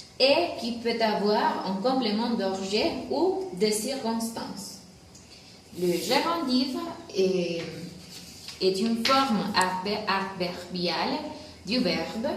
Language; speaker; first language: French; non-native, learner; Spanish